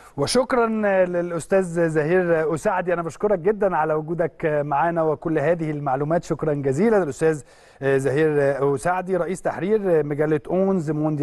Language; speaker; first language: Arabic; native; Arabic